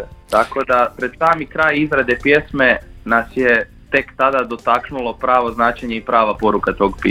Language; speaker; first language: Croatian; native; Croatian